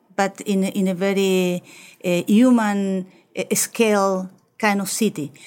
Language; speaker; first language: English; non-native, fluent; Spanish